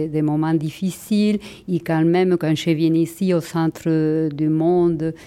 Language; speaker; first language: French; non-native, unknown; Spanish